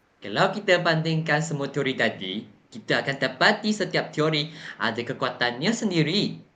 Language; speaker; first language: Malay; non-native, local second language; Chinese